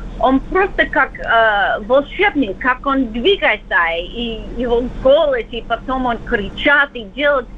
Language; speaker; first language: Russian; non-native, learner; English